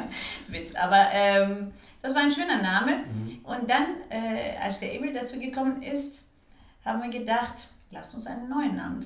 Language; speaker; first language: German; non-native, fluent; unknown